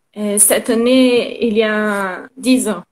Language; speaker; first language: French; non-native, learner; Portuguese